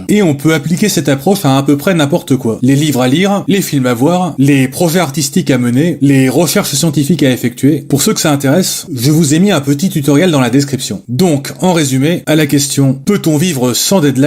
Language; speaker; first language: French; native; French